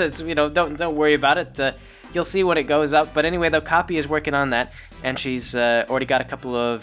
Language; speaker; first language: English; native; English